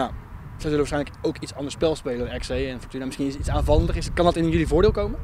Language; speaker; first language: Dutch; native; Dutch